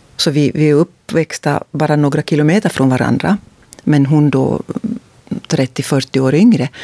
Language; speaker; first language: Swedish; native; Swedish